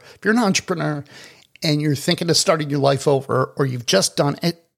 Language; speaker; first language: English; native; English